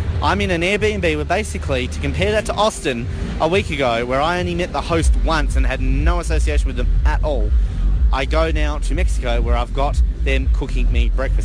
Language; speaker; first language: English; native; English